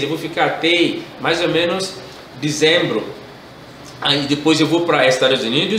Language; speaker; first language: Portuguese; non-native, learner; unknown